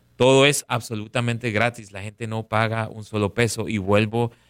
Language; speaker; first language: Spanish; native; Spanish